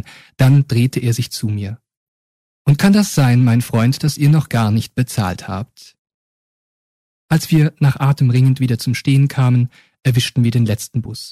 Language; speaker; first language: German; native; German